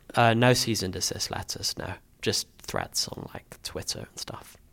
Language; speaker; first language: English; native; English